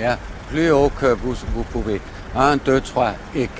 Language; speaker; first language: French; non-native, learner; Danish